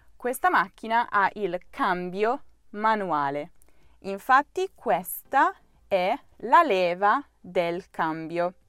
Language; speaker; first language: Italian; native; Italian